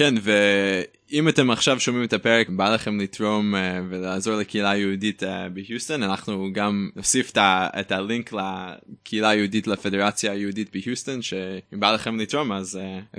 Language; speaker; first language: Hebrew; non-native, fluent; English